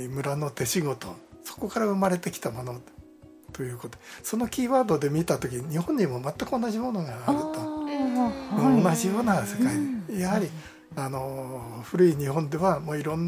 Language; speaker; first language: Japanese; native; Japanese